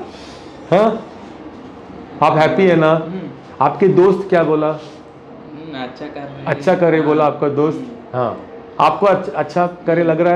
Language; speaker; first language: Hindi; non-native, local second language; Tamil